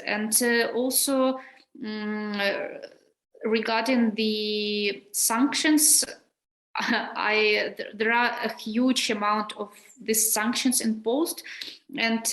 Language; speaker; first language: English; non-native, fluent; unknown